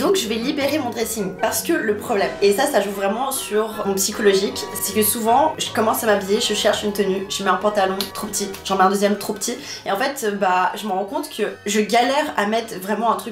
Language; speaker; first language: French; native; French